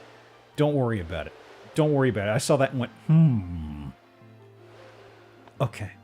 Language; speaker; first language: English; native; English